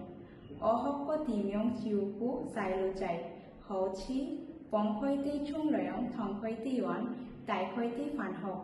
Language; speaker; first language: Cantonese; non-native, learner; Bangla